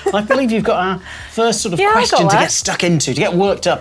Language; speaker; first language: English; native; English